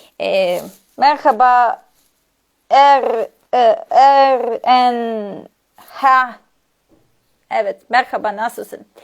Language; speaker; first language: Turkish; non-native, learner; Serbian